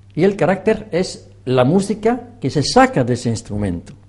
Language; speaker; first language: Spanish; non-native, fluent; French